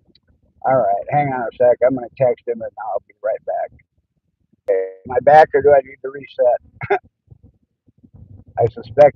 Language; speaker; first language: English; native; English